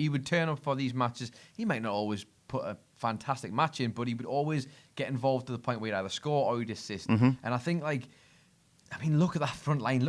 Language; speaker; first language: English; native; English